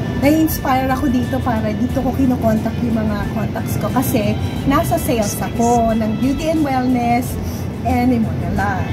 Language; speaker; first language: Filipino; native; Filipino